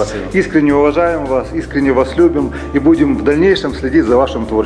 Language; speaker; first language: Russian; native; Russian